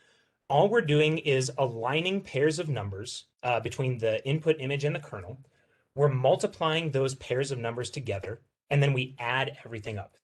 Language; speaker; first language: English; native; English